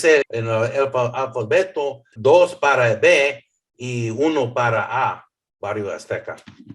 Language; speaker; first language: Spanish; early bilingual, heritage; English